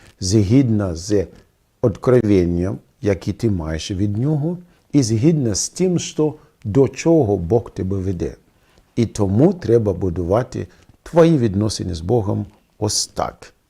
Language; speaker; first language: Ukrainian; non-native, fluent; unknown